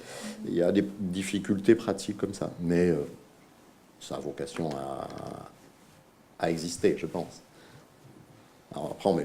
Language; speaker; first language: French; native; French